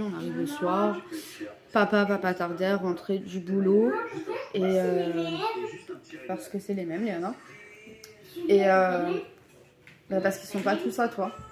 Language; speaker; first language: French; native; French